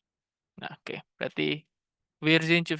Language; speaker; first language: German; non-native, fluent; Indonesian